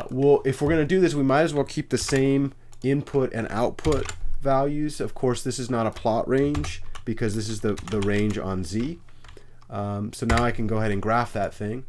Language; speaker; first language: English; native; English